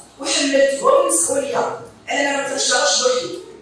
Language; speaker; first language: Arabic; native; Arabic